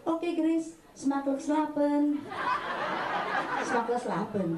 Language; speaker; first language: Dutch; non-native, learner; Indonesian